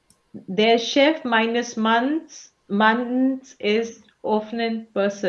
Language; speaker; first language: German; non-native, learner; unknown